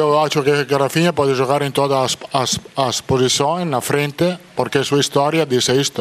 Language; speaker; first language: Portuguese; non-native, fluent; Italian